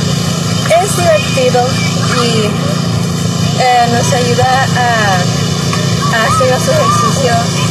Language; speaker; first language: Spanish; early bilingual, heritage; Spanish